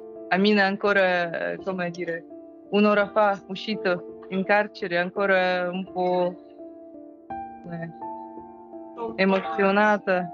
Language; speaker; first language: Italian; non-native, fluent; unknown